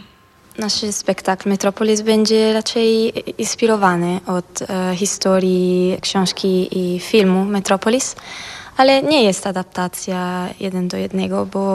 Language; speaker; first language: Polish; non-native, fluent; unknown